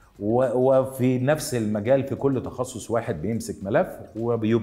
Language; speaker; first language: Arabic; native; Arabic